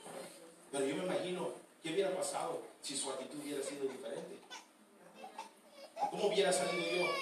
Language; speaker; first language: Spanish; early bilingual, heritage; Spanish